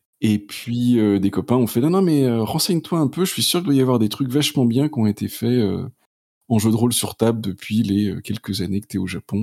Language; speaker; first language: French; native; French